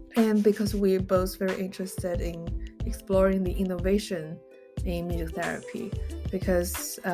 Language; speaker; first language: English; non-native, fluent; Chinese